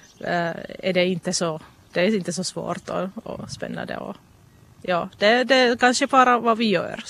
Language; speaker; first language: Swedish; non-native, local second language; Finnish